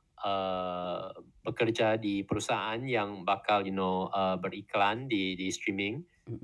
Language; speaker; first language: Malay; non-native, learner; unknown